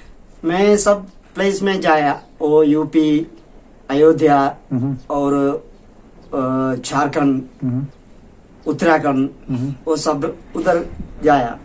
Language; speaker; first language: Hindi; non-native, local second language; Malayalam